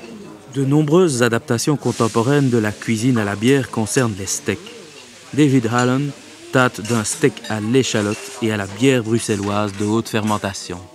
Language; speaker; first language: French; native; French